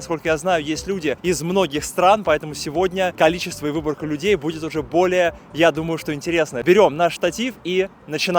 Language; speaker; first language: Russian; native; Russian